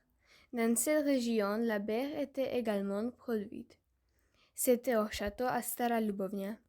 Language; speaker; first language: French; non-native, learner; Slovak